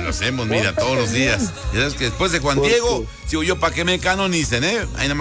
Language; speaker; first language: Spanish; native; Spanish